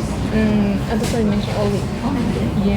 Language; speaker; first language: English; non-native, learner; Malay